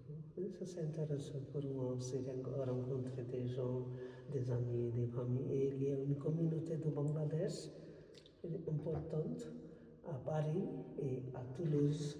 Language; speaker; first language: French; non-native, fluent; Bangla